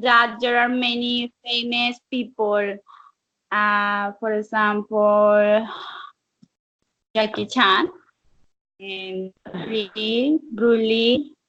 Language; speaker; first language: English; non-native, learner; Spanish